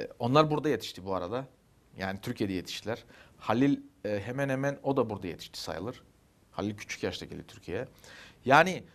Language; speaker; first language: Turkish; native; Turkish